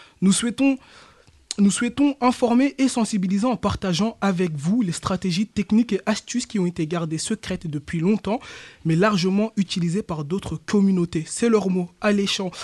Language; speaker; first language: French; early bilingual, other home language; Bambara